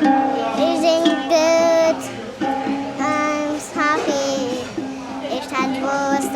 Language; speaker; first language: German; early bilingual, heritage; Amharic